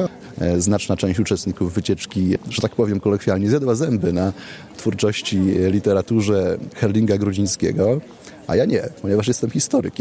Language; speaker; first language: Polish; native; Polish